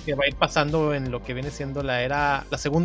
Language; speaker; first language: Spanish; native; Spanish